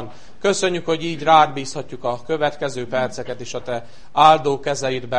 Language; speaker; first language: Hungarian; native; Hungarian